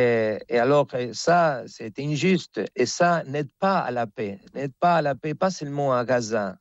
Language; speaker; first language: French; non-native, fluent; Spanish